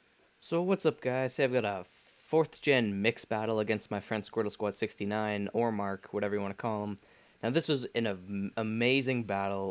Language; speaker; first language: English; native; English